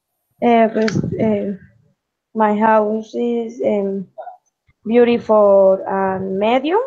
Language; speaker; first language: English; non-native, learner; Spanish